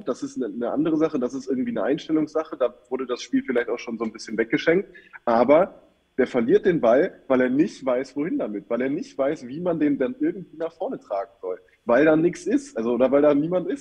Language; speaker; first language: German; native; German